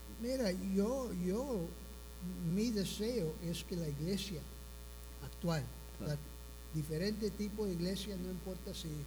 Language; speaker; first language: Spanish; early bilingual, heritage; Spanish